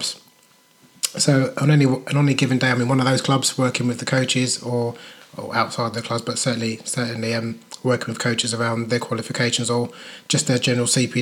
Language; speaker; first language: English; native; English